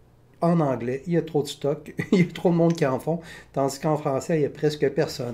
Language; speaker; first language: French; native; French